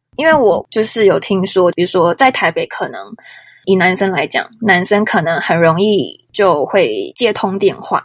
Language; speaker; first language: Chinese; native; Chinese